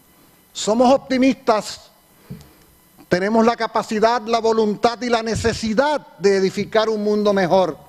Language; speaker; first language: Spanish; native; Spanish